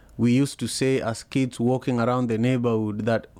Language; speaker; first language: English; non-native, local second language; Luo (Kenya and Tanzania)